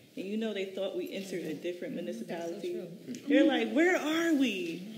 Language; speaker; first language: English; native; English